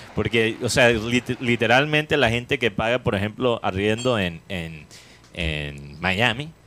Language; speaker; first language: Spanish; native; Spanish